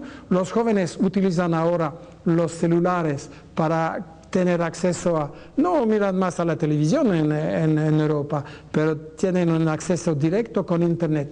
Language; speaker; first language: Spanish; non-native, fluent; French